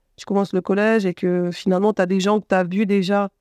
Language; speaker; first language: French; native; French